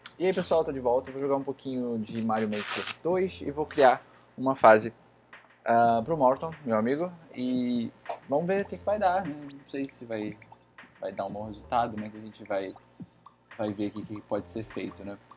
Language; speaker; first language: Portuguese; native; Portuguese